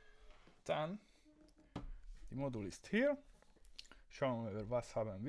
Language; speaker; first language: German; non-native, learner; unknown